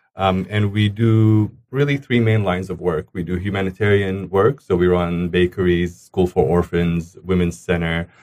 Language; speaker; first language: English; early bilingual, other home language; Arabic